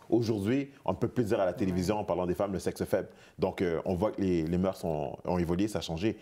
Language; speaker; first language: French; native; French